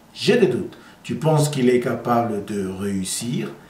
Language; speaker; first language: French; non-native, fluent; Spanish